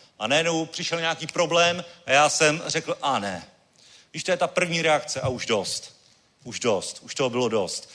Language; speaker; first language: Czech; native; Czech